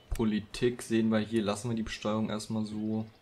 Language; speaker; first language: German; native; German